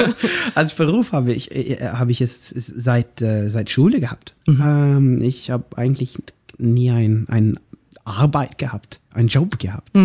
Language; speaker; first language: German; non-native, learner; Norwegian